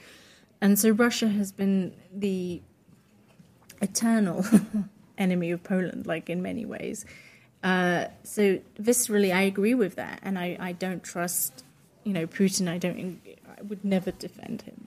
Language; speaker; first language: English; non-native, local second language; Polish